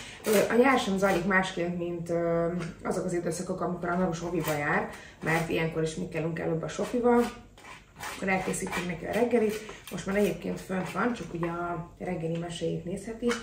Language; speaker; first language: Hungarian; native; Hungarian